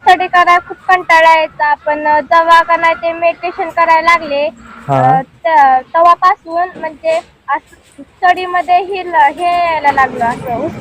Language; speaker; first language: Hindi; native; Hindi